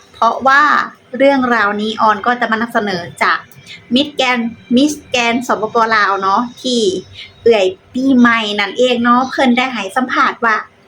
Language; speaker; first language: Thai; native; Thai